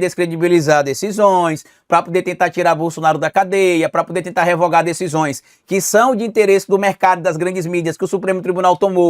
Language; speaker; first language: Portuguese; native; Portuguese